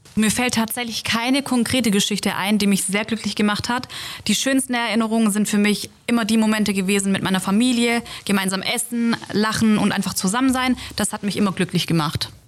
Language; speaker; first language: German; native; German